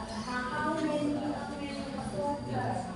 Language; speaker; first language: English; non-native, learner; Indonesian